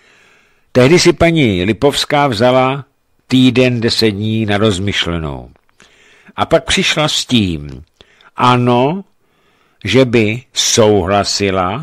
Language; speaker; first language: Czech; native; Czech